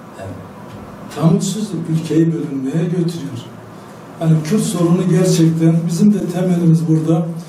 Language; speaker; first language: Turkish; non-native, local second language; Kurdish